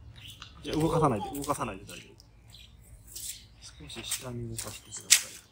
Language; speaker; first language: Japanese; non-native, fluent; Thai